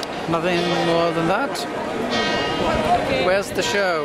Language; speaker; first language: English; non-native, fluent; Swedish